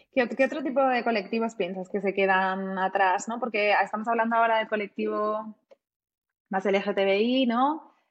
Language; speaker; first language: Spanish; native; Spanish